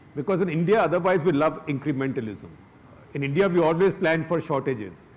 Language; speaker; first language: English; non-native, local second language; Hindi